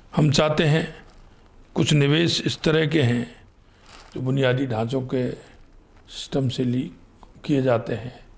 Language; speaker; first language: Hindi; native; Hindi